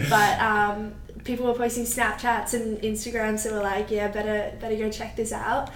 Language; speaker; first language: English; native; English